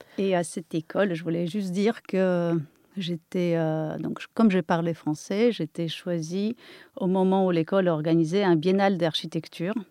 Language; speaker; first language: French; non-native, fluent; Polish